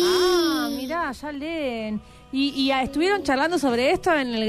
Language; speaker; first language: Spanish; native; Spanish